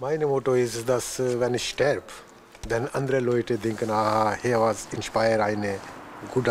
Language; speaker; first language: German; non-native, learner; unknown